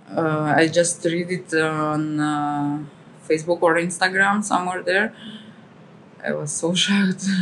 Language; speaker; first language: English; non-native, fluent; Russian